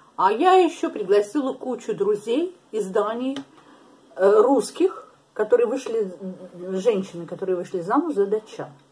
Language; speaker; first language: Russian; native; Russian